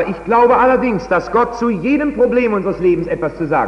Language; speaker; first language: German; native; German